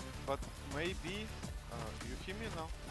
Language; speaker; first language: English; non-native, learner; Russian